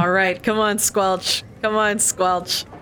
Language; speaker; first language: English; native; English